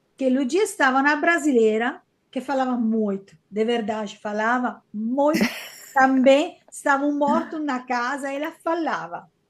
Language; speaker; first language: Portuguese; non-native, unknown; Italian